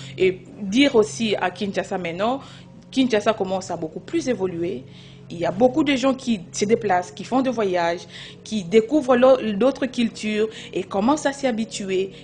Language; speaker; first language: French; non-native, local second language; Lingala